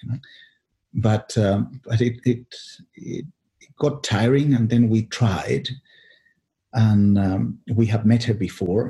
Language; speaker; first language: English; non-native, fluent; Spanish